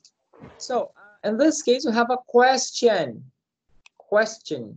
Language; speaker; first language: English; non-native, learner; Portuguese